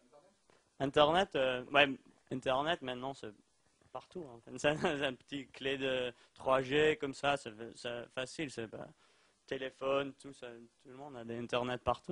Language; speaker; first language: French; non-native, learner; Dutch